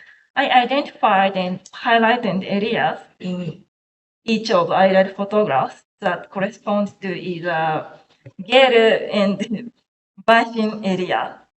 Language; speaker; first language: English; non-native, learner; Japanese